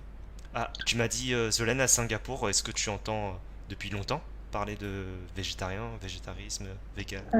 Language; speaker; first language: French; native; French